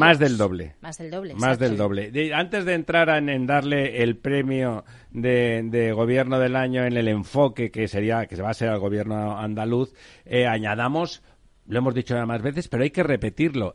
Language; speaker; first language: Spanish; native; Spanish